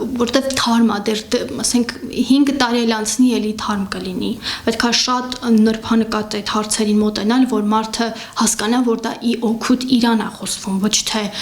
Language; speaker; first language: Armenian; native; Armenian